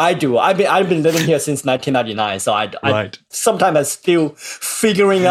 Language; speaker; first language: English; non-native, local second language; Cantonese